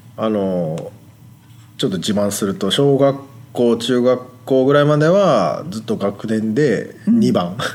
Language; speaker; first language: Japanese; native; Japanese